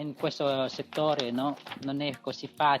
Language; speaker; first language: Italian; non-native, learner; Thai